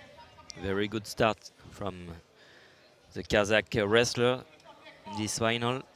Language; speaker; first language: English; non-native, learner; French